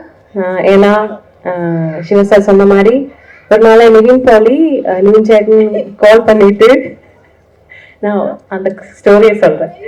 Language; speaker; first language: Tamil; non-native, learner; Malayalam